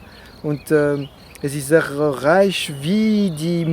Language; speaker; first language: German; non-native, fluent; French